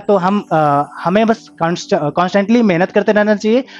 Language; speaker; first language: Hindi; native; Hindi